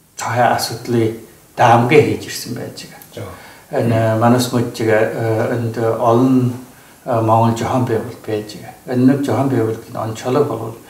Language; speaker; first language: Mongolian; native; Mongolian